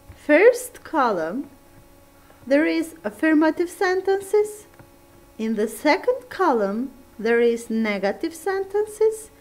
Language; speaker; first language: English; non-native, fluent; Turkish